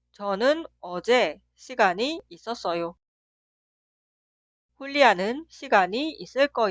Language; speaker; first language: Korean; non-native, fluent; Spanish